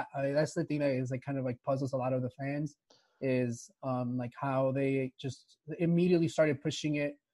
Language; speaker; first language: English; early bilingual, other home language; Spanish